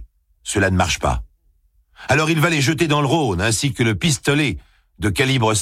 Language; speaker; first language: French; native; French